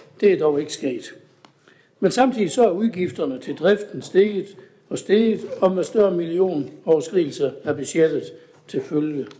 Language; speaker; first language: Danish; native; Danish